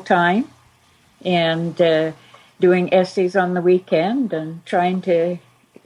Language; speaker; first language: English; native; English